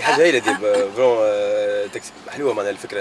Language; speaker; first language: Arabic; native; Arabic